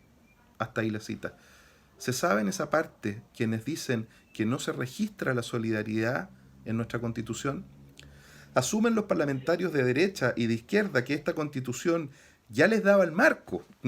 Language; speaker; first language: Spanish; native; Spanish